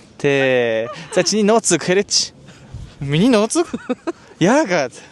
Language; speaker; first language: Mongolian; non-native, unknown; Japanese